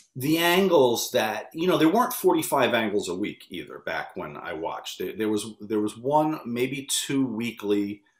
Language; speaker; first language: English; native; English